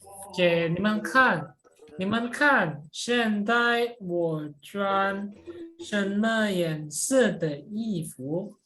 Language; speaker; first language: Chinese; non-native, fluent; Indonesian